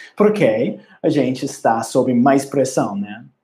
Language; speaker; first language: Portuguese; non-native, learner; English